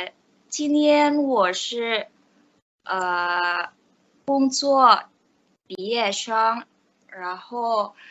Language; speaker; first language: Chinese; non-native, learner; Indonesian